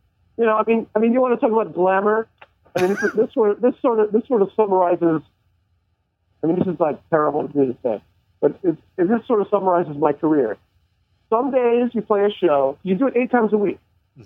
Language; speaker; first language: English; native; English